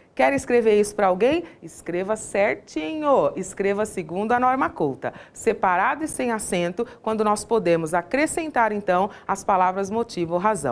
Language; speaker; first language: Portuguese; native; Portuguese